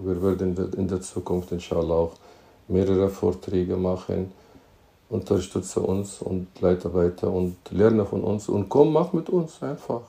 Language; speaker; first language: German; non-native, fluent; Arabic